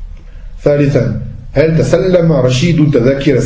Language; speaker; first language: Arabic; non-native, fluent; French